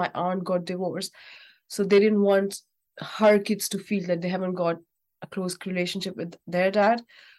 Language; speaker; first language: English; non-native, local second language; Urdu